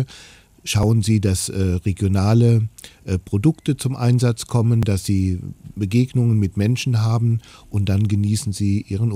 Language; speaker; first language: German; native; German